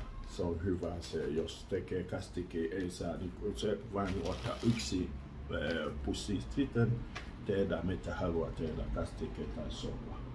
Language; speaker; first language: Finnish; non-native, learner; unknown